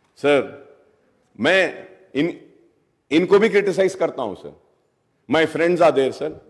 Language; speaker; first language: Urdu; native; Urdu